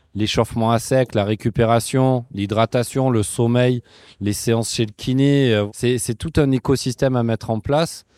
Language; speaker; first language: French; native; French